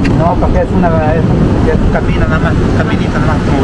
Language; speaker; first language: Spanish; native; Spanish